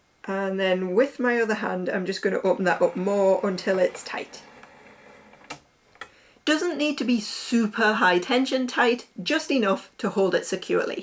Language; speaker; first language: English; native; English